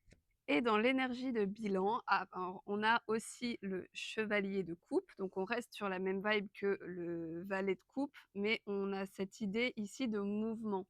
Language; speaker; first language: French; native; French